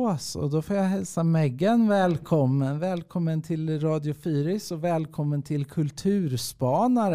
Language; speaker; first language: Swedish; native; Swedish